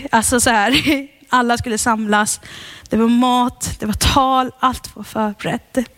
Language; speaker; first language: Swedish; early bilingual, heritage; Swedish